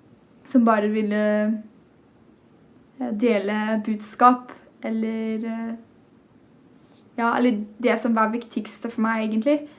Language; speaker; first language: Norwegian; non-native, fluent; English